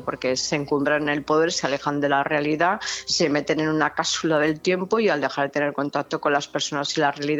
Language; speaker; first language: Spanish; native; Spanish